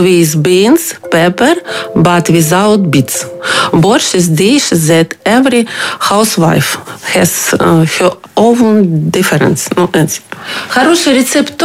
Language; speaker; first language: English; non-native, fluent; Ukrainian